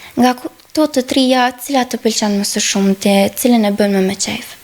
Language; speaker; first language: Albanian; native; Albanian